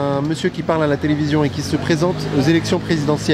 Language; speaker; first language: French; native; French